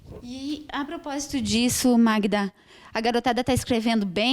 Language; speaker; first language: Portuguese; native; Portuguese